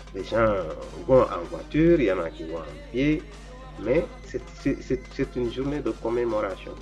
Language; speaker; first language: French; non-native, local second language; Wolof